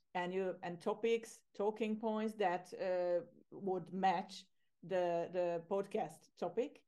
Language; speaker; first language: English; non-native, fluent; Hungarian